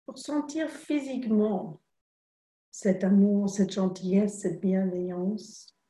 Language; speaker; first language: French; non-native, fluent; German